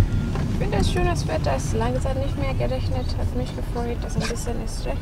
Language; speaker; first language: German; non-native, learner; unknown